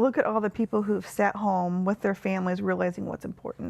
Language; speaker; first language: English; native; English